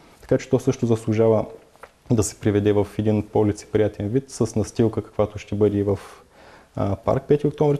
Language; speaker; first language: Bulgarian; native; Bulgarian